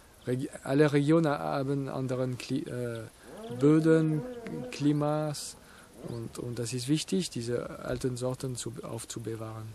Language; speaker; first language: German; non-native, fluent; French